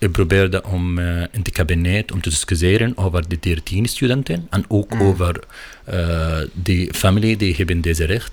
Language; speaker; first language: Dutch; non-native, learner; Arabic